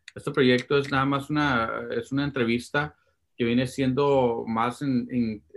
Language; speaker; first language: Spanish; early bilingual, heritage; Spanish